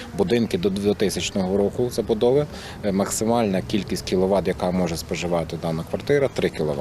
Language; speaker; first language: Ukrainian; native; Ukrainian